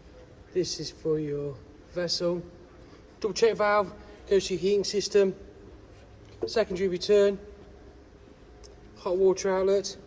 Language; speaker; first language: English; native; English